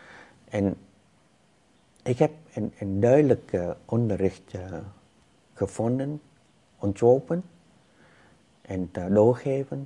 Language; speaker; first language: Dutch; non-native, fluent; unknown